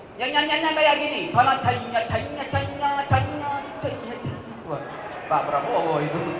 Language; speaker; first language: Indonesian; non-native, local second language; Madurese